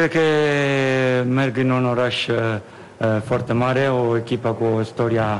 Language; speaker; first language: Romanian; non-native, learner; Italian